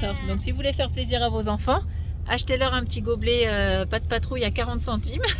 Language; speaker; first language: French; native; French